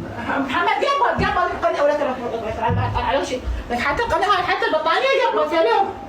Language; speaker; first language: Arabic; native; Arabic